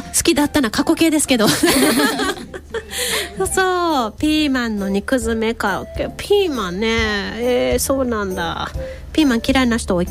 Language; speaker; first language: Japanese; native; Japanese